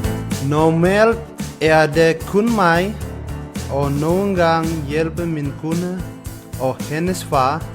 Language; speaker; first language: Danish; non-native, learner; Indonesian